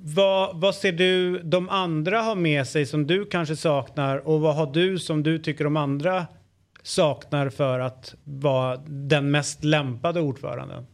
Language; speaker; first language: Swedish; native; Swedish